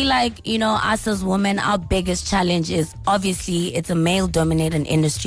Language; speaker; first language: English; non-native, local second language; Tswana